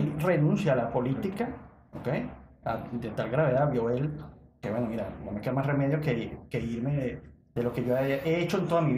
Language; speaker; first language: Spanish; native; Spanish